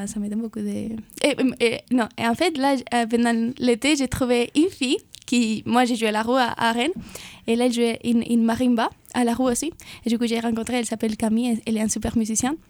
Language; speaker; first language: French; non-native, fluent; Spanish